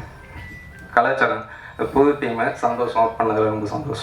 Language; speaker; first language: Tamil; native; Tamil